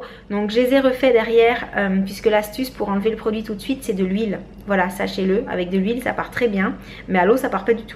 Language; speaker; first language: French; native; French